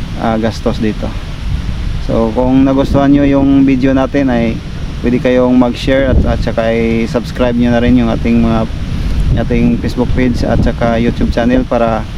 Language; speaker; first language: Filipino; non-native, local second language; Cebuano